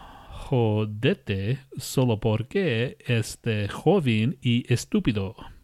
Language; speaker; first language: Spanish; non-native, learner; English